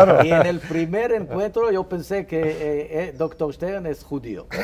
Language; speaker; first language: Spanish; non-native, fluent; Hebrew